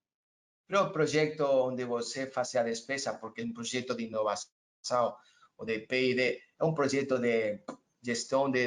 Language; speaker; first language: Portuguese; non-native, learner; Spanish